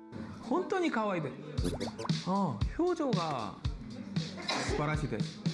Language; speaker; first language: Japanese; non-native, learner; Korean